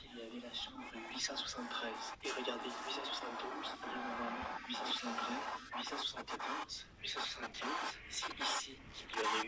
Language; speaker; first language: French; native; French